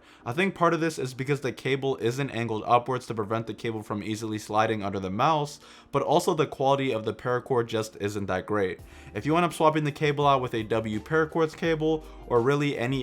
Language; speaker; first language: English; native; English